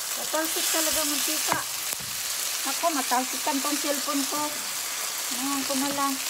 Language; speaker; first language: Filipino; non-native, local second language; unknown